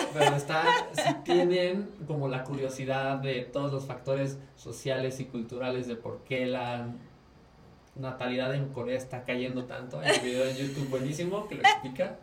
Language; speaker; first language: Spanish; native; Spanish